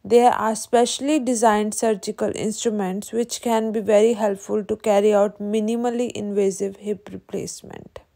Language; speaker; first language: English; non-native, local second language; Punjabi